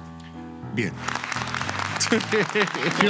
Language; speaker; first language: Spanish; native; Spanish